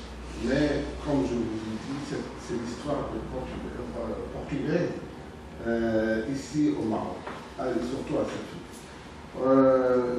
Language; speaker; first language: French; non-native, local second language; Arabic